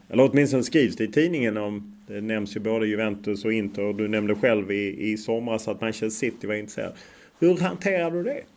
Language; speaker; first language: Swedish; native; Swedish